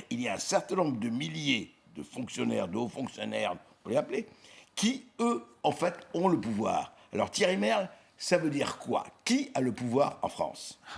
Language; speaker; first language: French; native; French